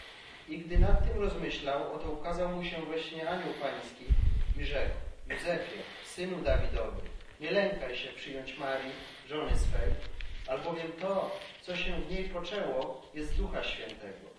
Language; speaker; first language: Polish; native; Polish